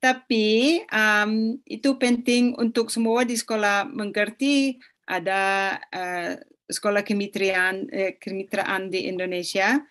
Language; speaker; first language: Indonesian; non-native, fluent; English